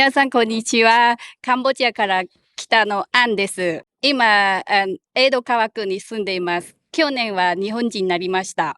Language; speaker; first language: Japanese; non-native, learner; Khmer